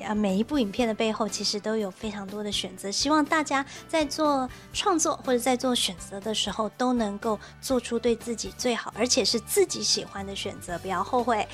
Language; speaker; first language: Chinese; native; Chinese